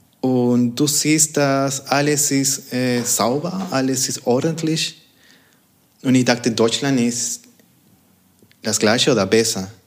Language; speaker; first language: German; non-native, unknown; Spanish